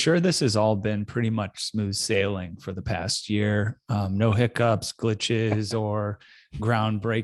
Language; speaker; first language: English; native; English